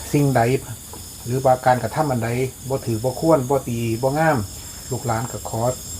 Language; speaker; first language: Thai; native; Thai